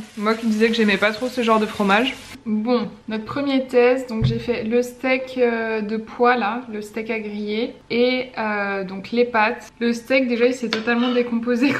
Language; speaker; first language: French; native; French